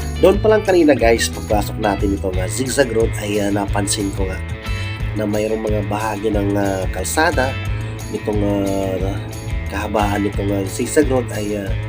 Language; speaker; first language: Filipino; non-native, local second language; Waray